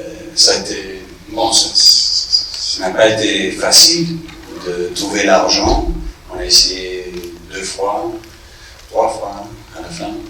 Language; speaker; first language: French; non-native, fluent; English